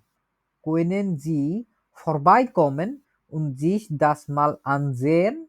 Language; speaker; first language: German; non-native, learner; Bangla